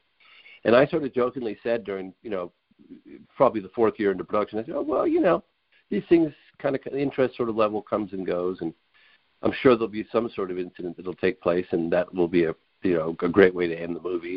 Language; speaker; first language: English; native; English